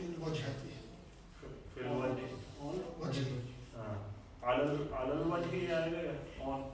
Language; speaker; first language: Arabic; non-native, fluent; Urdu